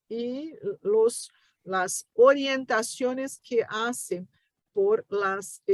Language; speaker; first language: Spanish; non-native, fluent; Portuguese